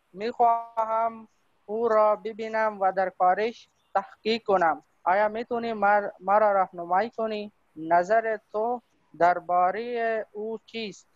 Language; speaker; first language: Persian; non-native, learner; Urdu